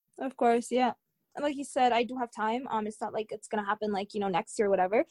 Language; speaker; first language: English; early bilingual, other home language; Tigrinya